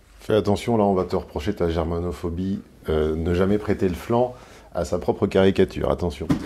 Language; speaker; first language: French; native; French